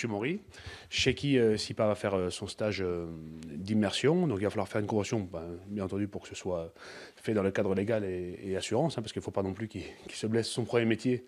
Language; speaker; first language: French; native; French